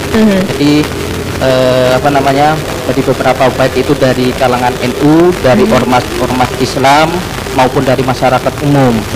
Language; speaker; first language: Indonesian; native; Indonesian